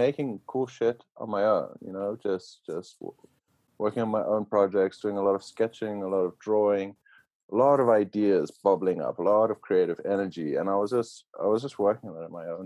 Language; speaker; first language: English; native; English